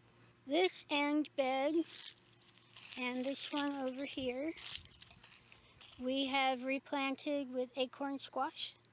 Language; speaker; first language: English; native; English